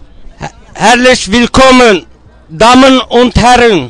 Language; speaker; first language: German; non-native, learner; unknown